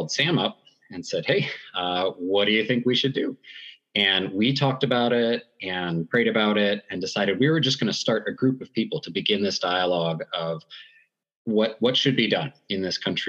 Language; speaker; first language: English; native; English